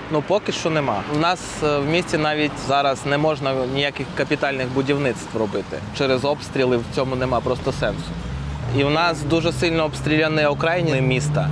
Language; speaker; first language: Ukrainian; non-native, local second language; Russian